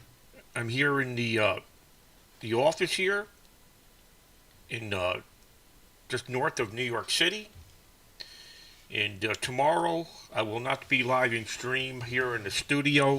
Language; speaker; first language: English; native; English